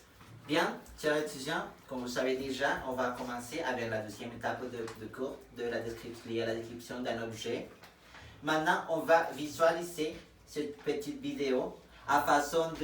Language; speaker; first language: French; non-native, fluent; Spanish